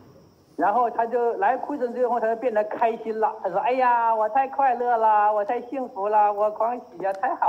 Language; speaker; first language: Chinese; native; Chinese